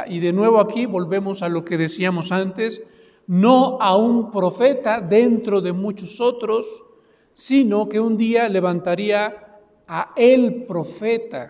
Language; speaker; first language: Spanish; native; Spanish